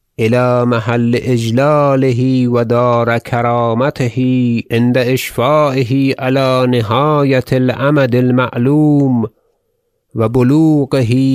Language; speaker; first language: Arabic; non-native, fluent; Persian